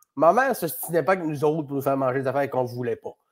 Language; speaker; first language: French; native; French